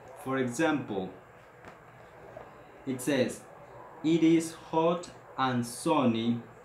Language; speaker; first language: English; non-native, fluent; Spanish